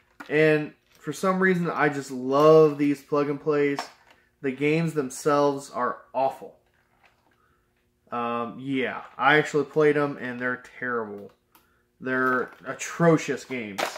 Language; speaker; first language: English; native; English